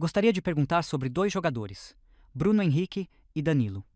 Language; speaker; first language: Portuguese; native; Portuguese